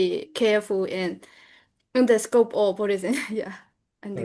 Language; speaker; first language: English; non-native, learner; Burmese